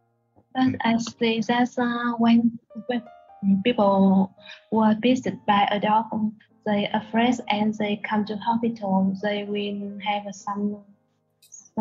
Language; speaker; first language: English; non-native, learner; Vietnamese